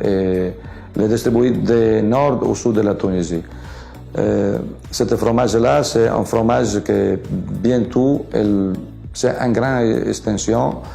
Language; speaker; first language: French; non-native, fluent; Italian